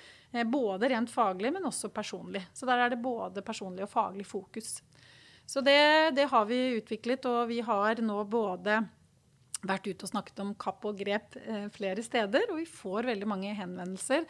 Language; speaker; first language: Norwegian; native; Norwegian